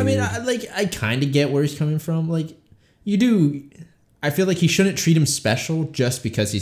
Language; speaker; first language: English; native; English